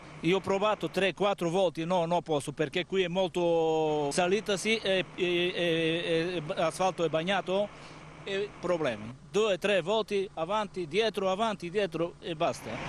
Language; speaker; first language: Italian; non-native, learner; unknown